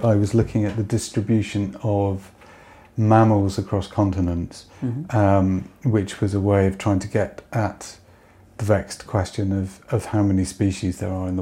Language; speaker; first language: English; native; English